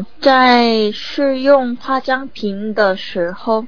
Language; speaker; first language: Chinese; non-native, learner; Korean